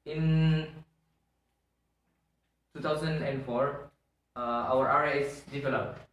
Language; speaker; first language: English; non-native, learner; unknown